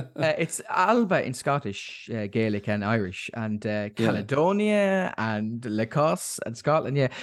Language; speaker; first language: English; native; English